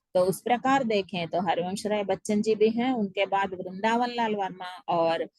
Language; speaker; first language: Hindi; non-native, local second language; Telugu